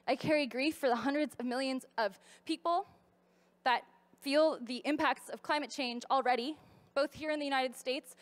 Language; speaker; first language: English; native; English